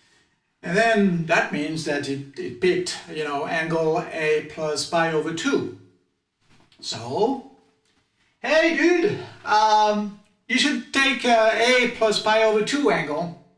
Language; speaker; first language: English; non-native, fluent; French